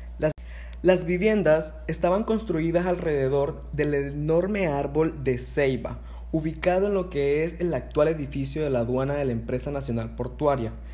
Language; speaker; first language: Spanish; non-native, local second language; English